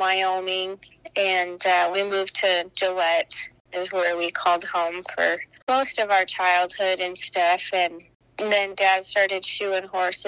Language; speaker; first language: English; native; English